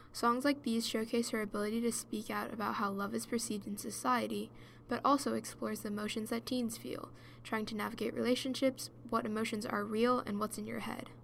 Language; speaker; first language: English; native; English